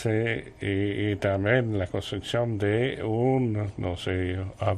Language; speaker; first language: Spanish; non-native, learner; French